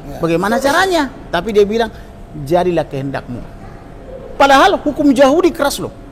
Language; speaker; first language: Indonesian; non-native, local second language; Batak Toba